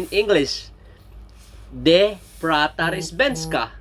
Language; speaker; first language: Swedish; non-native, learner; Filipino